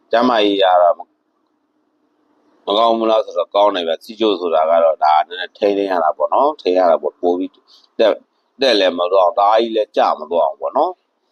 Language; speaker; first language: Burmese; native; Burmese